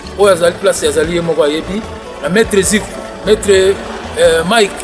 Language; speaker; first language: Lingala; native; Lingala